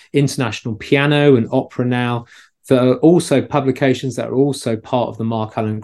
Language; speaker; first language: English; native; English